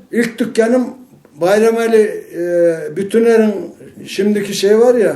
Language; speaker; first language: Turkish; native; Turkish